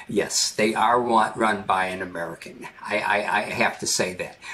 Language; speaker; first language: English; native; English